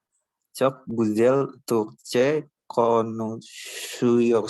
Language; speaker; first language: Turkish; non-native, learner; Indonesian